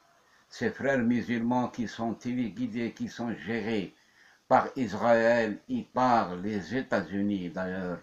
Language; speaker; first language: French; non-native, local second language; Kabyle